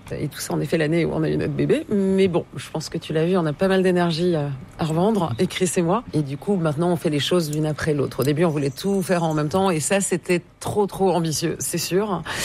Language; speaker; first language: French; native; French